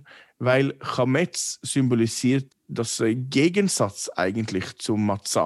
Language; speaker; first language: German; non-native, fluent; English